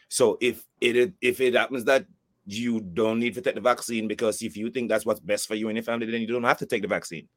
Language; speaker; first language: English; native; English